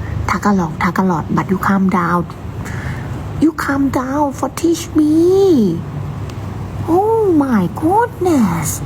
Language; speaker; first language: English; non-native, learner; Thai